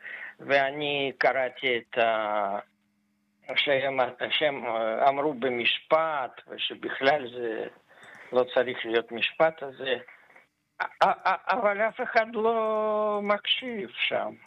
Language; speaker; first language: Hebrew; non-native, fluent; Russian